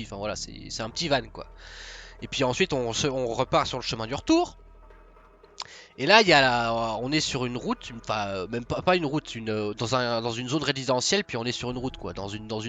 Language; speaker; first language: French; native; French